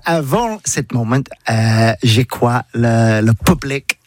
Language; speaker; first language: French; non-native, learner; English